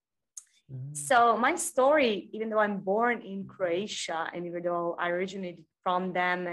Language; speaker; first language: English; non-native, fluent; Croatian